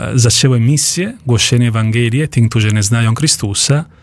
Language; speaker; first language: Polish; non-native, fluent; Italian